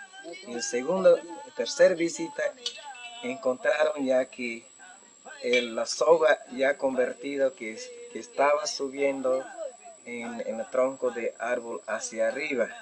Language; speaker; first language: Spanish; non-native, local second language; Shipibo-Conibo